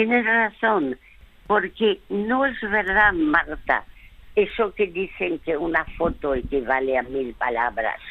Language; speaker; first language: Spanish; early bilingual, other home language; French